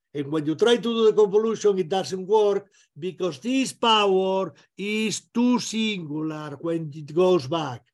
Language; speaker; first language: English; non-native, fluent; Spanish